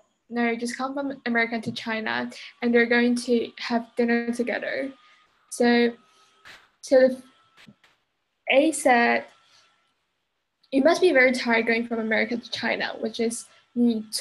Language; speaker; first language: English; non-native, fluent; Chinese